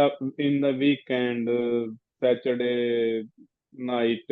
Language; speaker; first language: English; non-native, learner; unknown